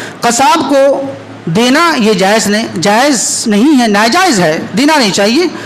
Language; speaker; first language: Urdu; native; Urdu